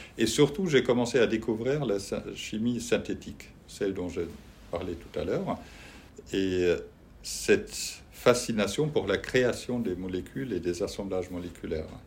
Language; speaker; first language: French; non-native, fluent; German